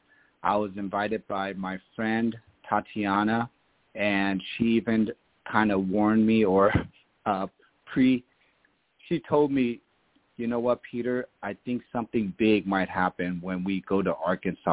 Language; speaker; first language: English; early bilingual, other home language; German